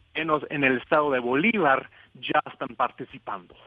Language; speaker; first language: Spanish; non-native, fluent; English